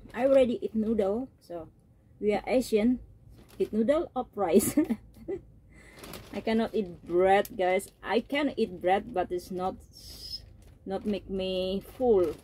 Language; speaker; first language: English; non-native, learner; Indonesian